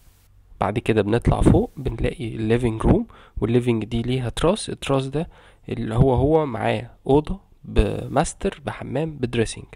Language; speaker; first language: Arabic; native; Arabic